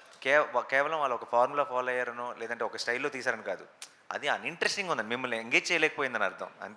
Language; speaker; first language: Telugu; native; Telugu